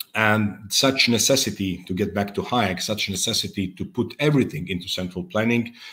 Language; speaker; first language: English; non-native, fluent; Serbian